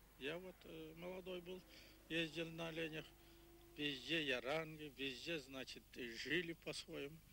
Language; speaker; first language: Russian; non-native, local second language; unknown